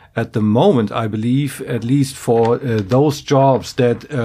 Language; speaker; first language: English; non-native, fluent; German